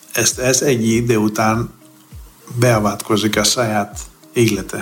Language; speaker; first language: Hungarian; non-native, fluent; Greek